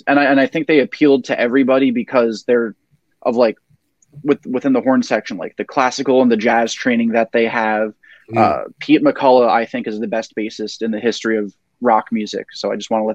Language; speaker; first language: English; native; English